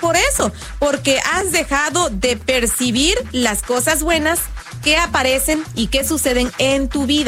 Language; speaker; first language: Spanish; native; Spanish